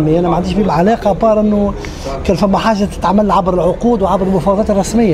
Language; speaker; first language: Arabic; native; Arabic